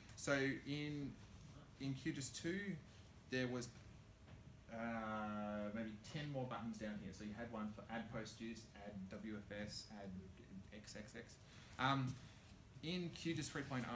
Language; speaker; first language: English; native; English